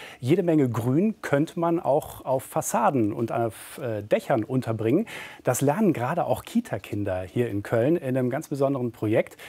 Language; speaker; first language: German; native; German